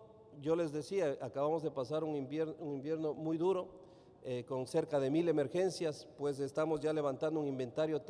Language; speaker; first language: Spanish; native; Spanish